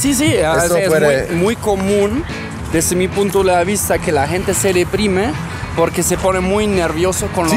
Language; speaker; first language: Spanish; non-native, fluent; German